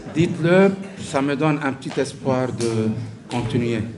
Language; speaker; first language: French; non-native, local second language; Arabic